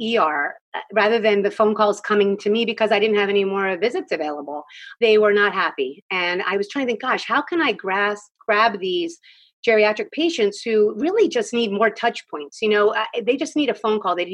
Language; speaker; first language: English; native; English